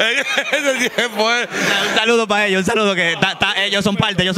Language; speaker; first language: Spanish; native; Spanish